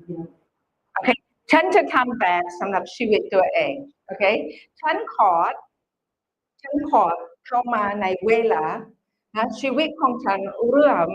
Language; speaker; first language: Thai; non-native, fluent; English